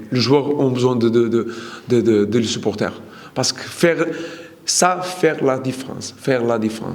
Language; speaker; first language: French; non-native, learner; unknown